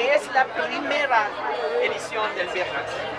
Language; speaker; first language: Spanish; non-native, learner; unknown